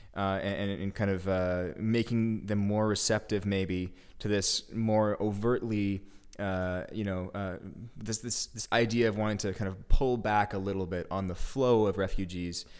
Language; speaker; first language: English; native; English